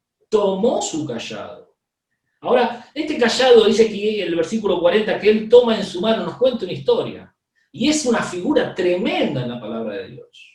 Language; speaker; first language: Spanish; native; Spanish